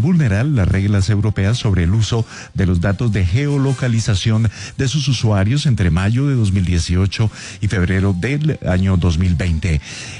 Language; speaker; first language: Spanish; native; Spanish